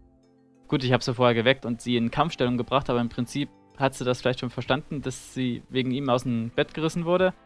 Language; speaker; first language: German; native; German